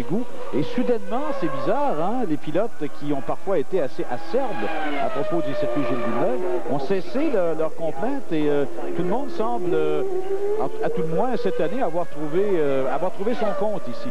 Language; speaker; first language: French; native; French